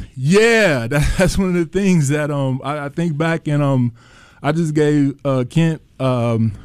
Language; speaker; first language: English; native; English